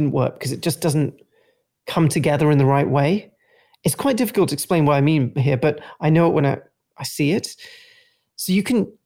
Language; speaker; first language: English; native; English